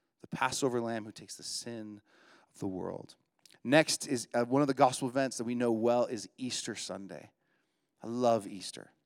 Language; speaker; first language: English; native; English